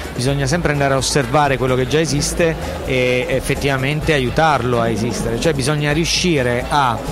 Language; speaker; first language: Italian; native; Italian